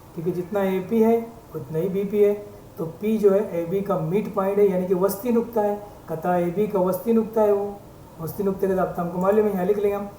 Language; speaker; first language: Urdu; native; Urdu